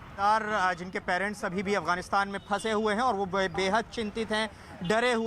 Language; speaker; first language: Hindi; native; Hindi